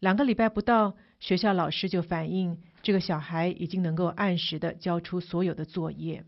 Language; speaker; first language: Chinese; native; Chinese